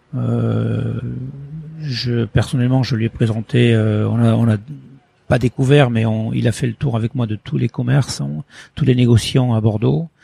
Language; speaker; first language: French; early bilingual, other home language; Portuguese